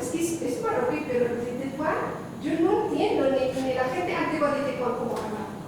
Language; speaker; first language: Spanish; non-native, fluent; Arabic